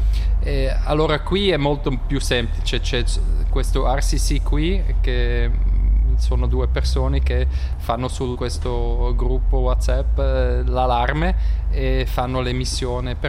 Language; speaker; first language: Italian; non-native, local second language; German